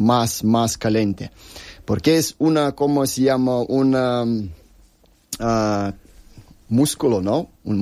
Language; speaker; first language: Spanish; non-native, learner; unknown